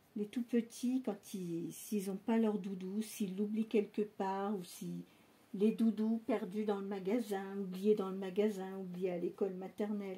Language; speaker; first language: French; native; French